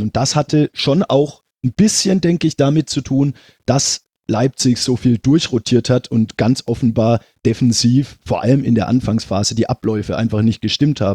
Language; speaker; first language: German; native; German